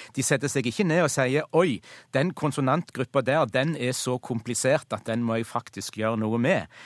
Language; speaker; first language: Norwegian; native; Norwegian